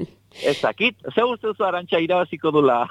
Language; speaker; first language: Basque; native; Basque